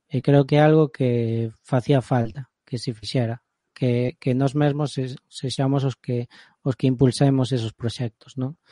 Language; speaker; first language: Galician; native; Galician